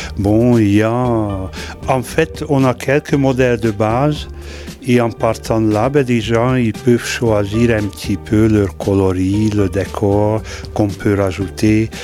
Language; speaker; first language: French; non-native, fluent; Hungarian